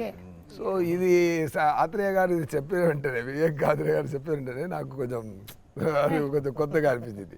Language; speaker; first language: Telugu; non-native, fluent; Tamil